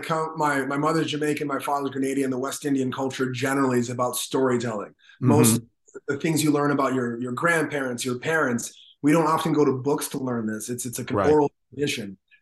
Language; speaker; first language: English; native; English